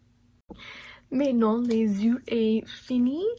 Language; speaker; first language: French; non-native, learner; English